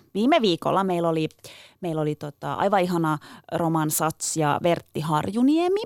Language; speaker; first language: Finnish; early bilingual, other home language; Turkish